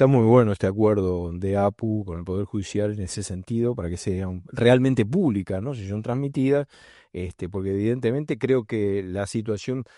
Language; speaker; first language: Spanish; native; Spanish